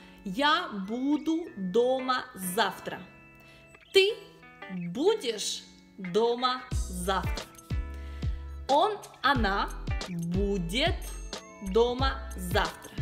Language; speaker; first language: Russian; non-native, fluent; Spanish